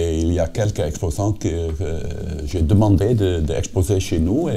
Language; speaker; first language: French; non-native, fluent; Dutch